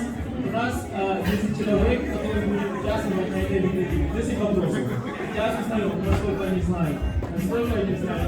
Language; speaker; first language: Russian; non-native, fluent; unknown